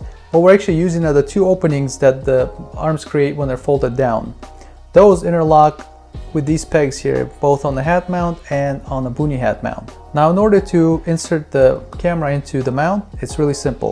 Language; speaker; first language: English; native; English